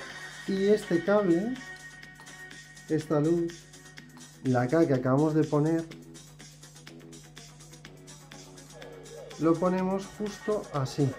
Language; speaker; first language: Spanish; native; Spanish